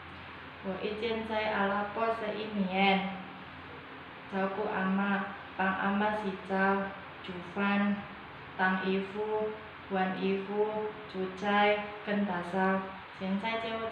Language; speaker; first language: Chinese; non-native, learner; Indonesian